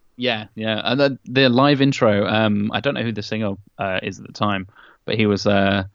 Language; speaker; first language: English; native; English